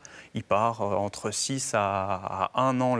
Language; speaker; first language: French; native; French